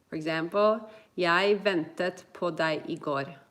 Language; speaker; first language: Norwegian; non-native, fluent; English